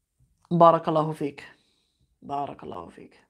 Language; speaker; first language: Arabic; non-native, fluent; English